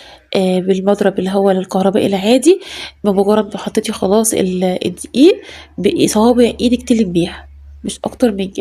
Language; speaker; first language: Arabic; native; Arabic